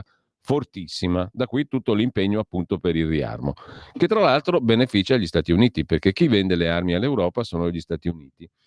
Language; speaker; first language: Italian; native; Italian